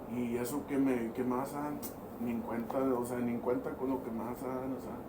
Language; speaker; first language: Spanish; early bilingual, heritage; Spanish